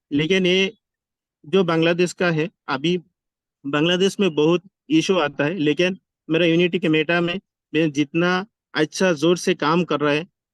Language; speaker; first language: Hindi; non-native, learner; Bangla